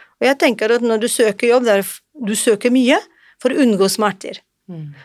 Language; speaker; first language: Norwegian; non-native, fluent; Portuguese